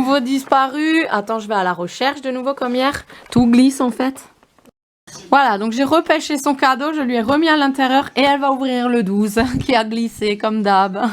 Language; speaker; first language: French; native; French